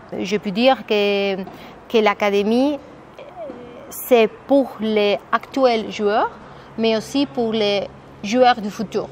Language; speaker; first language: French; non-native, fluent; Spanish